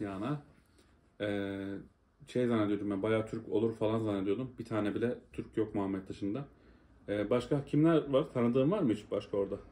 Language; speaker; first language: Turkish; early bilingual, heritage; Turkish